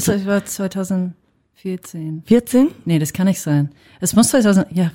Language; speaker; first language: German; non-native, fluent; English